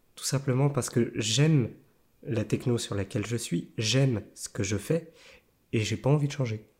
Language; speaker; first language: French; native; French